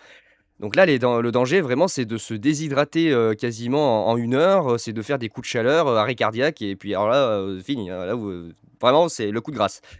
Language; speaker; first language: French; native; French